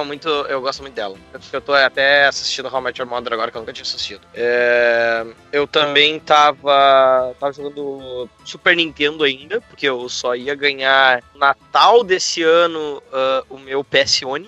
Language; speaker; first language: Portuguese; native; Portuguese